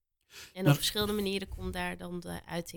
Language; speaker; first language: Dutch; native; Dutch